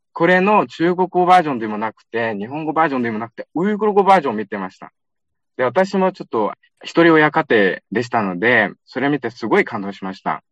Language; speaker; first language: Japanese; non-native, fluent; Uyghur